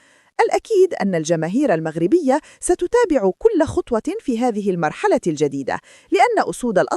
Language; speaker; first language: Arabic; native; Arabic